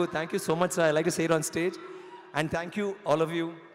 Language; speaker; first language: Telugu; non-native, learner; Tamil